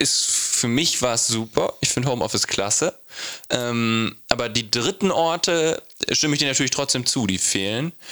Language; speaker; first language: German; native; German